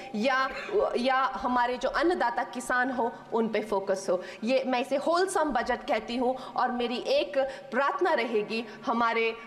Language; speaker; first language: Hindi; native; Hindi